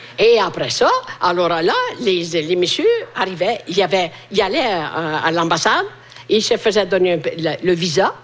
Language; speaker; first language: French; non-native, fluent; Italian